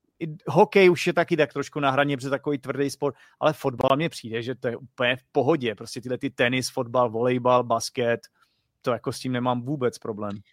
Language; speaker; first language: Czech; native; Czech